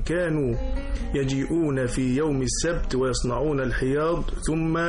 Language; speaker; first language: Arabic; native; Arabic